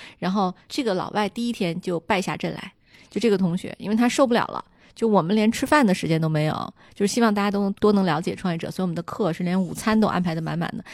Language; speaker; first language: Chinese; native; Chinese